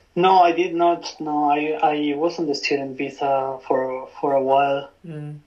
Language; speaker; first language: English; non-native, fluent; Spanish